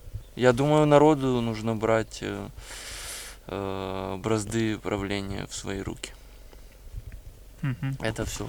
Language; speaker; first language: Russian; native; Russian